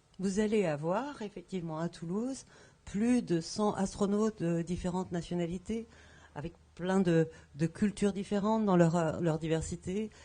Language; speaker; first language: French; native; French